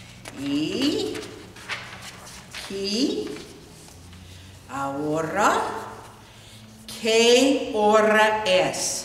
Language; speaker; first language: Spanish; non-native, fluent; English